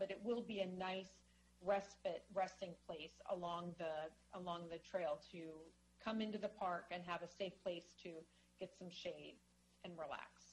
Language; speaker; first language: English; native; English